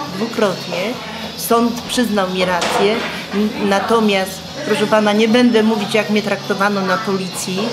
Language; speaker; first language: Polish; native; Polish